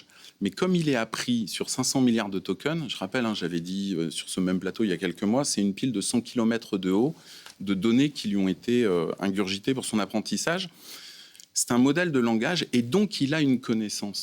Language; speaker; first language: French; native; French